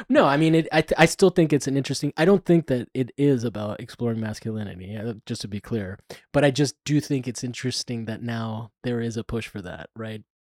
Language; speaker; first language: English; native; English